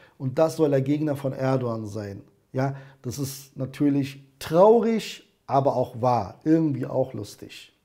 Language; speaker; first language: German; early bilingual, other home language; Turkish